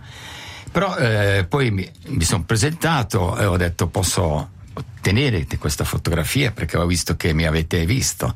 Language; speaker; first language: Italian; native; Italian